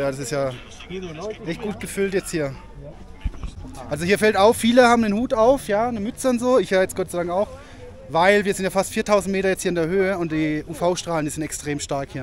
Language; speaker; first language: German; native; German